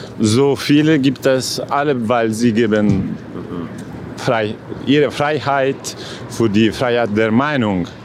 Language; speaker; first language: German; non-native, learner; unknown